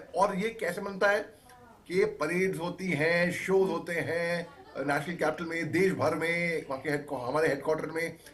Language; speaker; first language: Hindi; native; Hindi